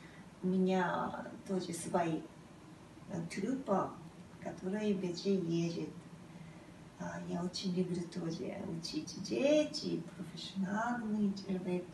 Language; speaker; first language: Russian; non-native, fluent; Japanese